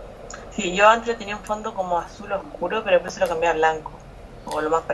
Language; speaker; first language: Spanish; native; Spanish